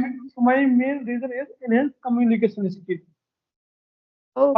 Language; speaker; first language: English; non-native, learner; Hindi